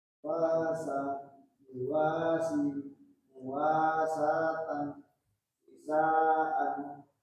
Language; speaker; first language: Arabic; non-native, learner; Indonesian